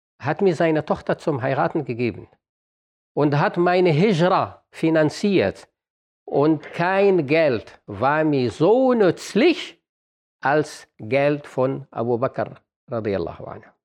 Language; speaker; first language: German; non-native, fluent; Arabic